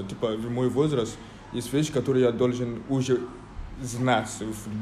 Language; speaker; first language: Russian; non-native, fluent; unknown